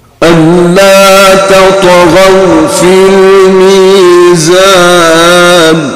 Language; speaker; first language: Arabic; native; Arabic